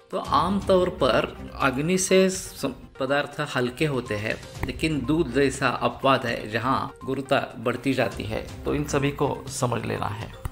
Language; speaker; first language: Hindi; non-native, local second language; Marathi